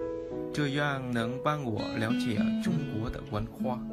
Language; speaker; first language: Chinese; non-native, learner; Vietnamese